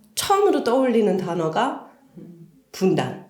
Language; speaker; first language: Korean; non-native, fluent; German